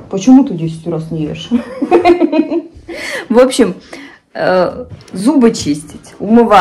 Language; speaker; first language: Russian; native; Russian